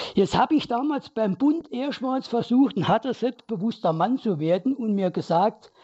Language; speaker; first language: German; native; German